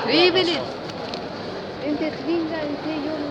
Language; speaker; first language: Swedish; non-native, learner; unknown